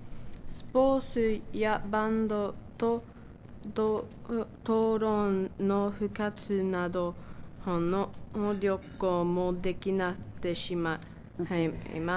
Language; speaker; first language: Japanese; non-native, learner; English